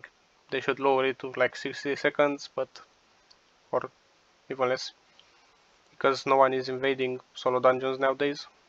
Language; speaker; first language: English; non-native, fluent; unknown